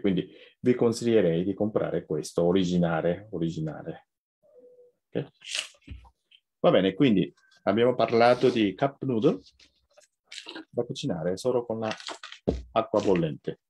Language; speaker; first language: Italian; non-native, fluent; Japanese